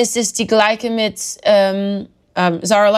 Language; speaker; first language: German; non-native, learner; English